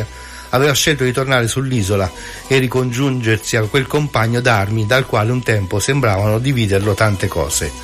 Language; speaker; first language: Italian; native; Italian